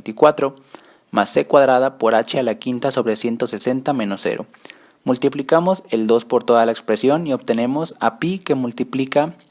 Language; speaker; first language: Spanish; native; Spanish